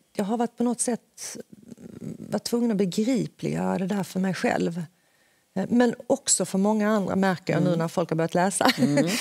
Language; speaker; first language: Swedish; early bilingual, other home language; Finnish